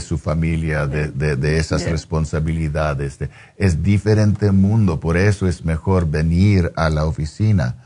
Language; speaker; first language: Spanish; non-native, fluent; English